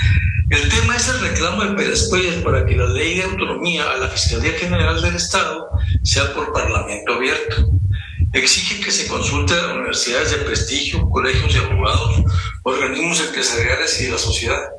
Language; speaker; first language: Spanish; native; Spanish